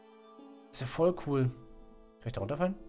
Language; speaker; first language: German; native; German